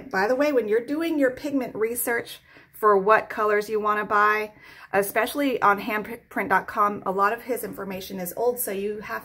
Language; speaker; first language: English; native; English